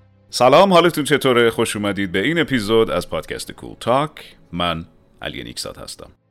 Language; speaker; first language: Persian; native; Persian